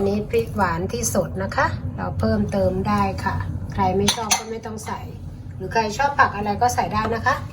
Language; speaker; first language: Thai; native; Thai